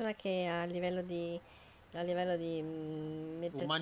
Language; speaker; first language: Italian; native; Italian